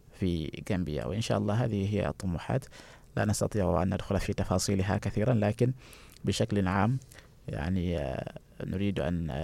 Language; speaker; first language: Arabic; non-native, fluent; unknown